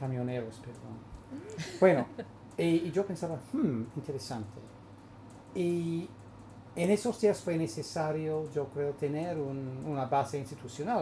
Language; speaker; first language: Spanish; non-native, fluent; English